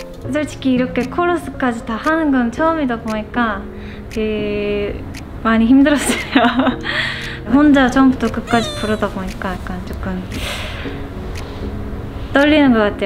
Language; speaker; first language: Korean; non-native, fluent; Japanese